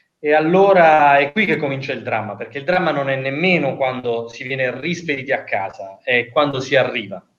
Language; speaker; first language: Italian; native; Italian